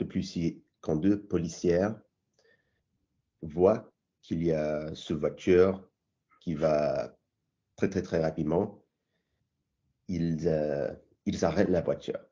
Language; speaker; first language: French; non-native, learner; English